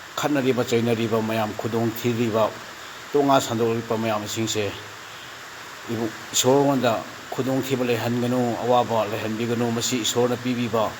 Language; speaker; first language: Manipuri; non-native, local second language; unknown